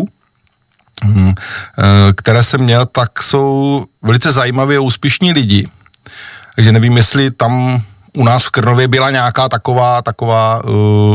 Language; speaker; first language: Czech; native; Czech